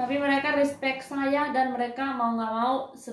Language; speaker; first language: Indonesian; non-native, fluent; Spanish